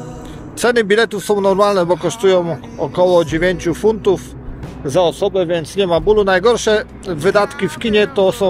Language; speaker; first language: Polish; native; Polish